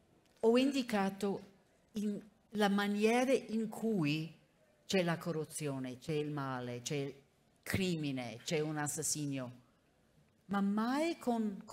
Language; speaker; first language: Italian; non-native, fluent; English